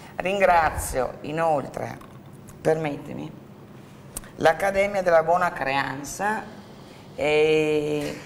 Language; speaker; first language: Italian; native; Italian